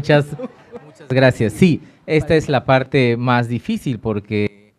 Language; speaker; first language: Spanish; native; Spanish